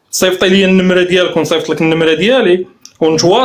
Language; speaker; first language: Arabic; native; Arabic